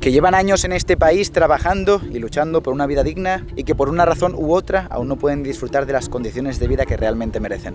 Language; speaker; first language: Spanish; native; Spanish